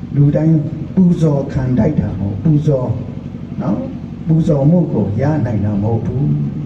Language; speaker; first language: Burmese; native; Burmese